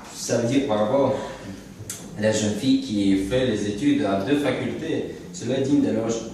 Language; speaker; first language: French; non-native, learner; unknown